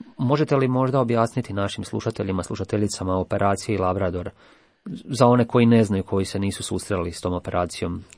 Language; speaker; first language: Croatian; native; Croatian